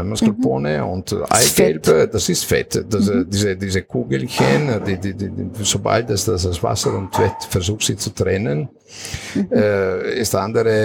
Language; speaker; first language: German; non-native, fluent; Italian